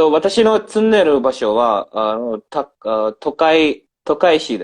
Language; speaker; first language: Japanese; non-native, learner; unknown